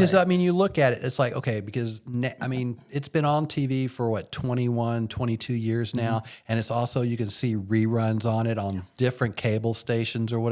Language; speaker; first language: English; native; English